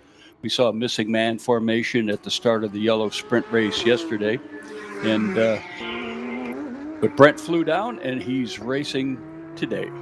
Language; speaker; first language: English; native; English